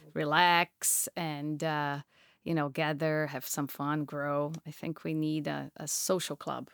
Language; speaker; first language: English; non-native, fluent; Portuguese